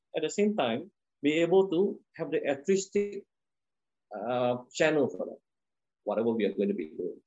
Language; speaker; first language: English; non-native, local second language; Min Nan Chinese